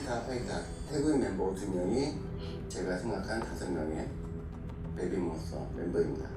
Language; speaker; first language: Korean; native; Korean